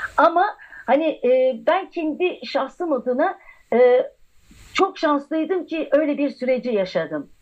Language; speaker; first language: Turkish; native; Turkish